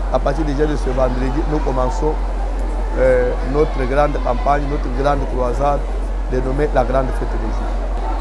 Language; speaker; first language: French; non-native, local second language; Lingala